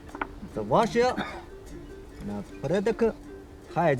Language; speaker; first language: Bulgarian; non-native, learner; Chinese